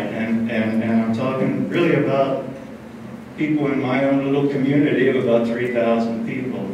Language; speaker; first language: English; native; English